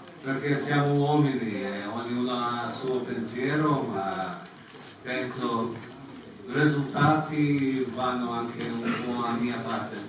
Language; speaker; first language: Italian; non-native, fluent; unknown